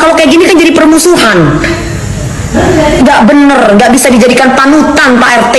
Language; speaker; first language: Indonesian; native; Indonesian